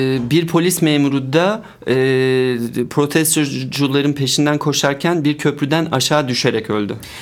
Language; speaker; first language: Turkish; native; Turkish